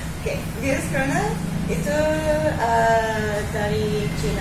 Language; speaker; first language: Indonesian; non-native, fluent; English